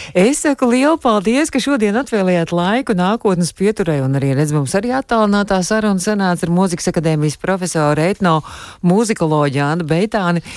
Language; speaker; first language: Latvian; native; Latvian